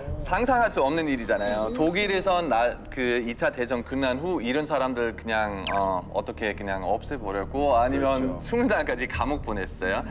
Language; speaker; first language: Korean; non-native, fluent; German